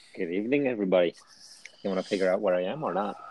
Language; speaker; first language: English; non-native, fluent; Dutch